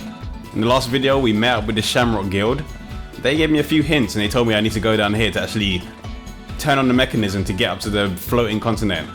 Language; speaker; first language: English; native; English